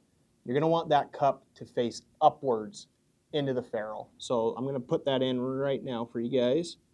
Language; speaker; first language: English; native; English